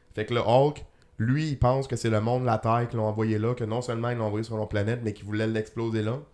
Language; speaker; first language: French; native; French